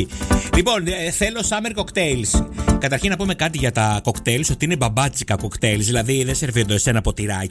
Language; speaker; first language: Greek; native; Greek